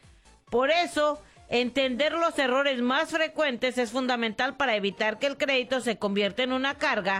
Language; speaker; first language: Spanish; native; Spanish